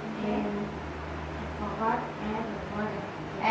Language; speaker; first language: English; non-native, learner; Vietnamese